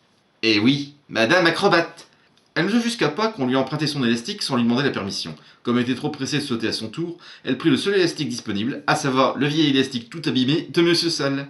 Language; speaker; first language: French; native; French